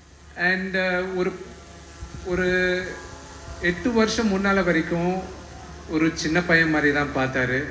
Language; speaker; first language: Tamil; non-native, local second language; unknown